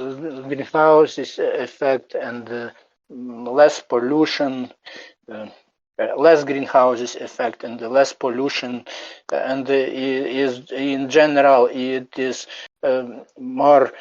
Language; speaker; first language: English; non-native, learner; Ukrainian